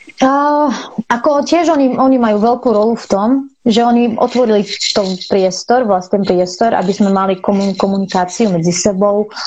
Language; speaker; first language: Slovak; non-native, fluent; Arabic